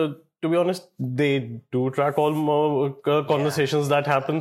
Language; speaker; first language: English; non-native, local second language; Kashmiri